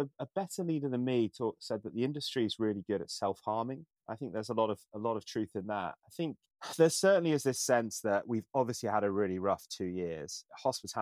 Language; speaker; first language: English; native; English